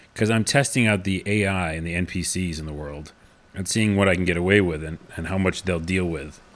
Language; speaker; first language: English; native; English